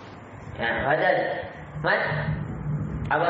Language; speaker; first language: Arabic; non-native, fluent; Indonesian